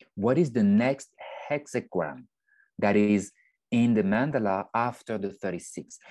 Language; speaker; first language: English; non-native, fluent; French